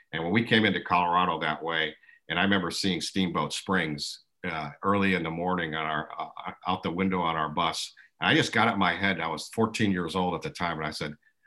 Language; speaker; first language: English; early bilingual, other home language; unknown